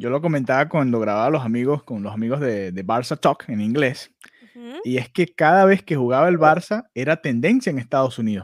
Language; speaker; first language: Spanish; native; Spanish